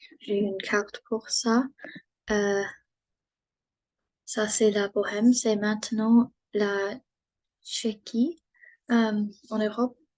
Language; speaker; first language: French; non-native, learner; English